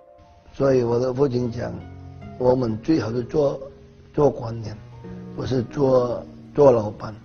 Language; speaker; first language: Chinese; non-native, learner; Hakka Chinese